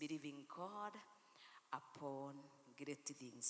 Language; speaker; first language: English; non-native, local second language; Swahili